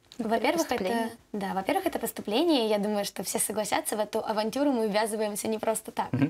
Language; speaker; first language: Russian; native; Russian